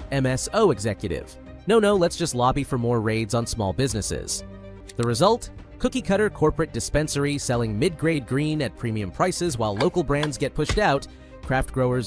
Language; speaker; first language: English; native; English